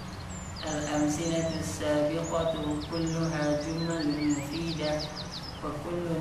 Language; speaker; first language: Arabic; non-native, learner; Indonesian